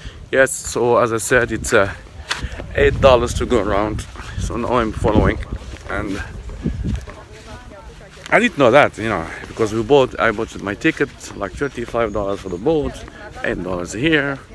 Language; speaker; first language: English; non-native, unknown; Arabic